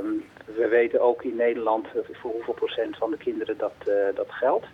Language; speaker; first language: Dutch; native; Dutch